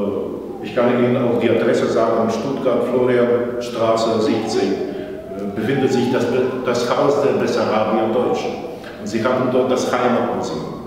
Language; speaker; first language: German; non-native, fluent; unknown